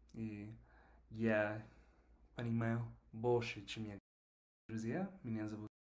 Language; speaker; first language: Russian; non-native, learner; English